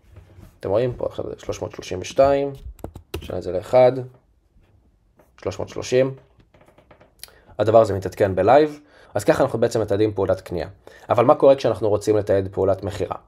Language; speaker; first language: Hebrew; native; Hebrew